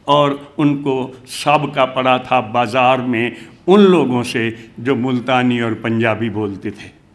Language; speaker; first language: Urdu; non-native, local second language; Hindi